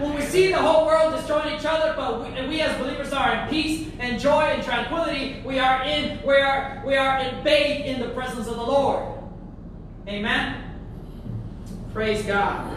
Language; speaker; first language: English; early bilingual, other home language; Spanish